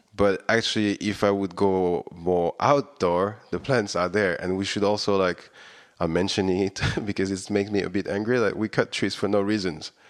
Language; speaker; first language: English; non-native, fluent; French